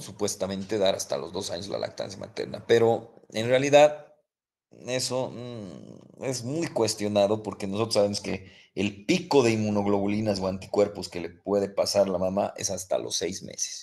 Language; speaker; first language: Spanish; native; Spanish